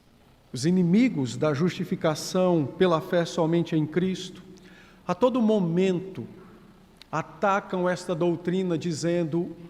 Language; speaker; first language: Portuguese; native; Portuguese